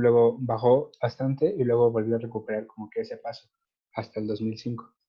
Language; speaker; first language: Spanish; native; Spanish